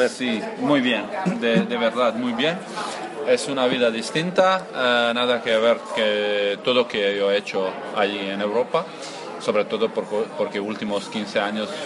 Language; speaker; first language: Spanish; non-native, learner; Croatian